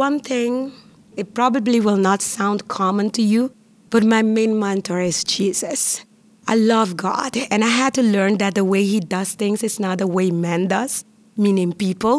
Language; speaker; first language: English; non-native, fluent; Papiamento